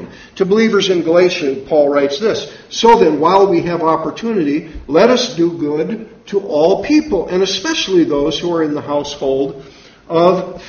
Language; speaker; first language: English; native; English